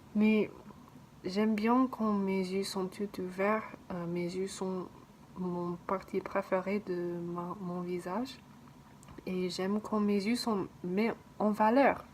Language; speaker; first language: French; non-native, learner; English